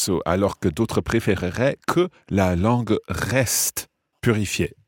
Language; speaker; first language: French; non-native, fluent; English